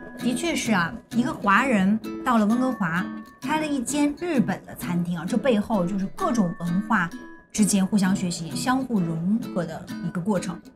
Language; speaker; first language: Chinese; native; Chinese